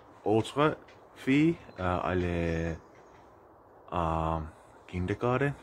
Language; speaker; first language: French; non-native, learner; Finnish